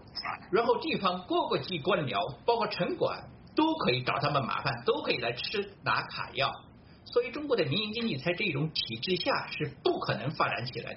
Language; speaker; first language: Chinese; native; Chinese